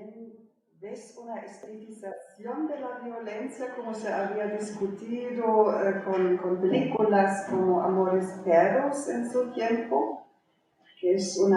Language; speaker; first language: Spanish; non-native, fluent; German